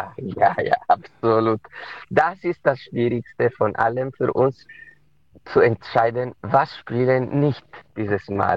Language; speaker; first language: German; non-native, local second language; Italian